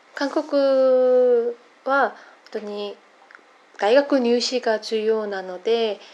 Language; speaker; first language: Japanese; non-native, fluent; Korean